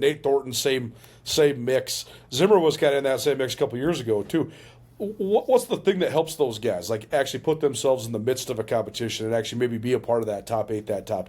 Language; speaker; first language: English; native; English